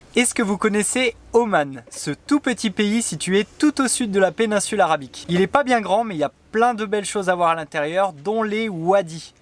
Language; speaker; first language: French; native; French